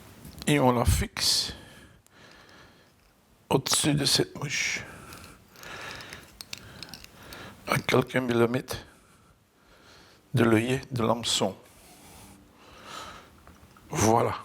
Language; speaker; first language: French; non-native, fluent; Dutch